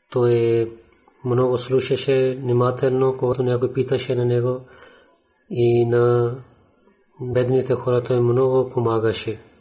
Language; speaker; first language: Bulgarian; non-native, learner; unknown